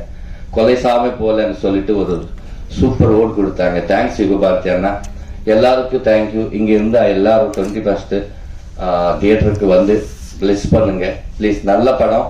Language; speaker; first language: Tamil; non-native, learner; Telugu